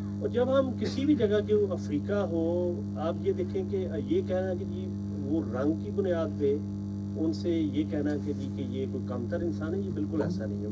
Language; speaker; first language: Urdu; non-native, local second language; Punjabi